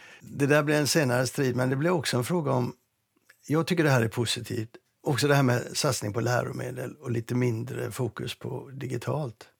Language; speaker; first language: Swedish; native; Swedish